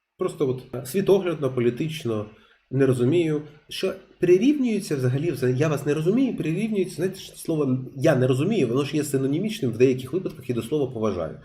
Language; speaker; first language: Ukrainian; non-native, local second language; Russian